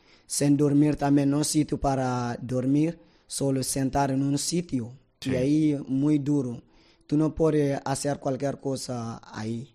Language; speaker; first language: Spanish; non-native, learner; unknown